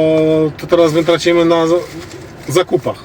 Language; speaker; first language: Polish; native; Polish